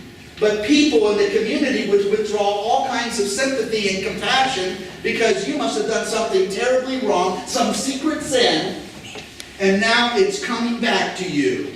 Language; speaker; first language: English; native; English